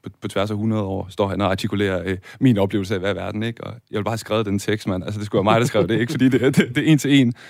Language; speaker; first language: Danish; native; Danish